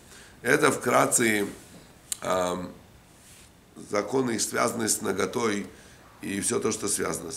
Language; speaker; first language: Russian; native; Russian